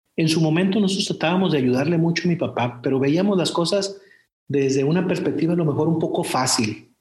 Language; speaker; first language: Spanish; native; Spanish